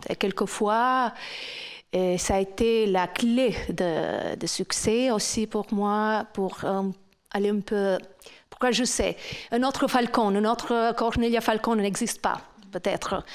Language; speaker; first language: French; non-native, fluent; Albanian